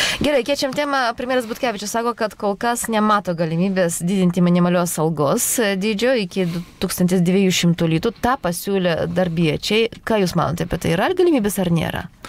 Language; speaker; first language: Lithuanian; non-native, local second language; Polish